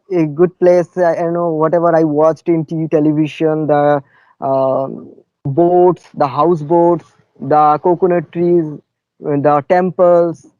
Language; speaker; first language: English; non-native, fluent; Bangla